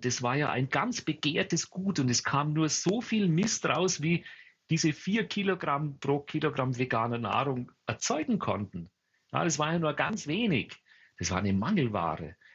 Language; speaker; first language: German; native; German